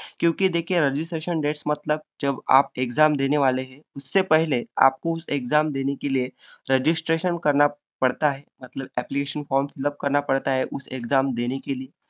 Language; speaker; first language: Hindi; non-native, local second language; Marathi